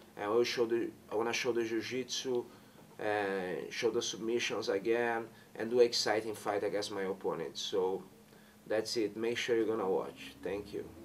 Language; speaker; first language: English; non-native, fluent; Portuguese